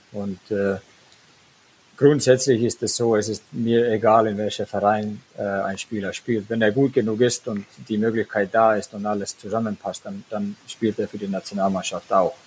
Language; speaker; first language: German; non-native, fluent; Finnish